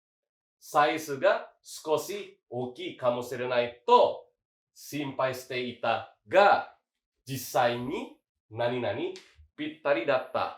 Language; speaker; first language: Japanese; non-native, fluent; Indonesian